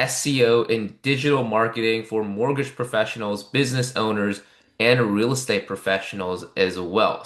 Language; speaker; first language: English; native; English